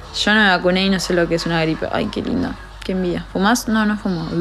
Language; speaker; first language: Spanish; native; Spanish